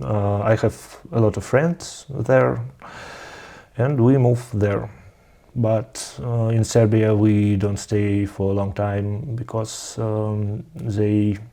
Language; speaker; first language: English; non-native, learner; Russian